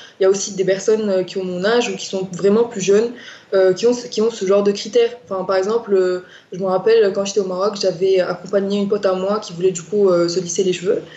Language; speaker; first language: French; non-native, local second language; Arabic